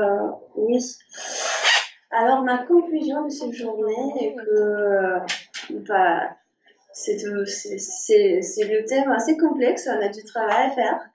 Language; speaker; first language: French; non-native, fluent; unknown